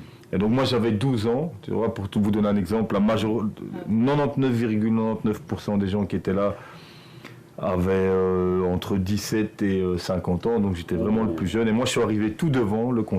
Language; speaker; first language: French; native; French